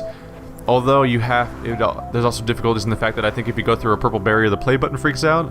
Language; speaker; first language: English; native; English